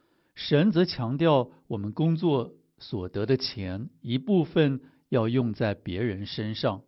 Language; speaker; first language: Chinese; native; Chinese